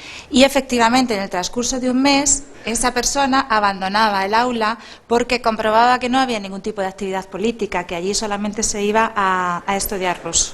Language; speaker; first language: Spanish; native; Spanish